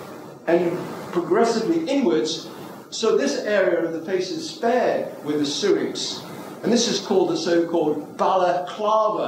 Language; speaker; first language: English; native; English